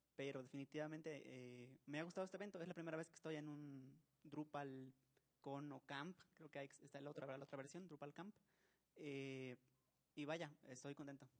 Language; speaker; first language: Spanish; native; Spanish